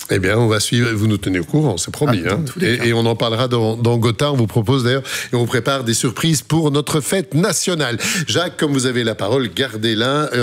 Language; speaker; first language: French; native; French